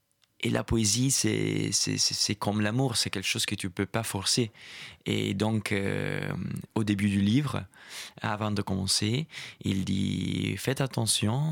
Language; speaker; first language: French; non-native, fluent; Italian